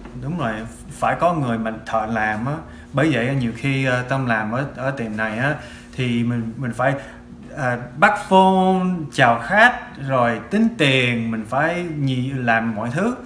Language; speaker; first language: Vietnamese; non-native, fluent; English